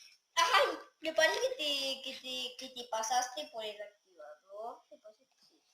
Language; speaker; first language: Spanish; native; Spanish